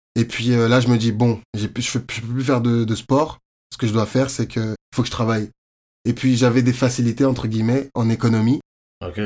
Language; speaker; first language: French; native; French